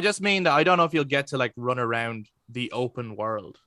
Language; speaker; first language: English; native; English